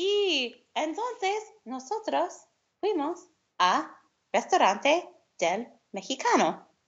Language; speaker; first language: Spanish; non-native, learner; English